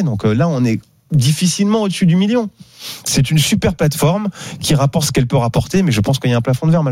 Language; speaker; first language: French; native; French